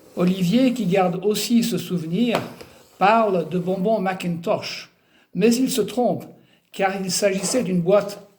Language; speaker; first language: French; early bilingual, heritage; French